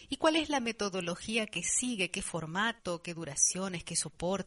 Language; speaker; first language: Spanish; native; Spanish